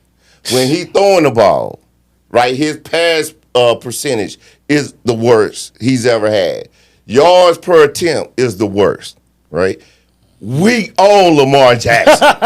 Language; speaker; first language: English; native; English